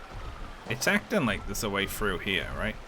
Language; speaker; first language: English; native; English